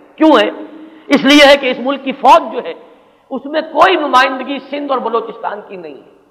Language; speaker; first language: Urdu; native; Urdu